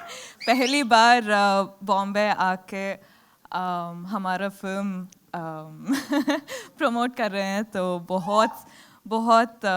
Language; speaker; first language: Hindi; non-native, local second language; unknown